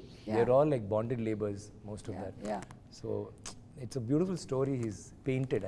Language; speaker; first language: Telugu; non-native, learner; Tamil